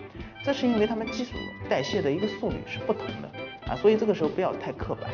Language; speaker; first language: Chinese; native; Chinese